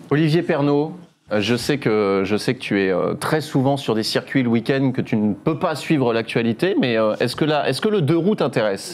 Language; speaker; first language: French; native; French